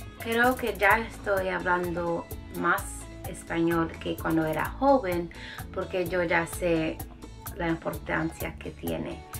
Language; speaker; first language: Spanish; early bilingual, heritage; Spanish